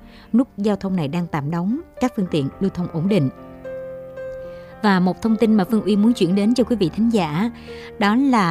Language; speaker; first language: Vietnamese; native; Vietnamese